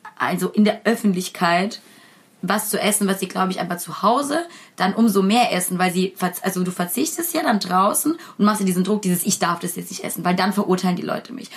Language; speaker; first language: German; early bilingual, other home language; Russian